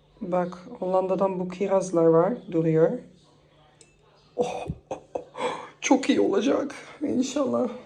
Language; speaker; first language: Turkish; early bilingual, heritage; Turkish